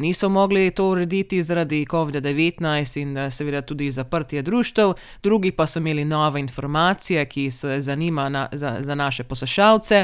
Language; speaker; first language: Slovenian; native; Slovenian